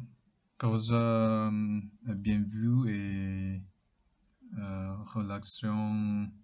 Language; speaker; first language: French; non-native, learner; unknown